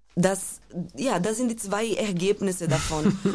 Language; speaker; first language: German; non-native, fluent; Portuguese